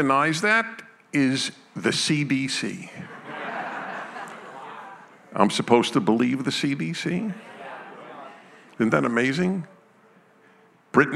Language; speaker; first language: English; native; English